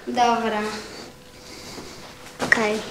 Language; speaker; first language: Polish; early bilingual, heritage; Polish